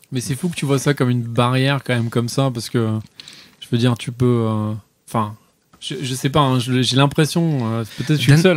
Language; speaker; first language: French; native; French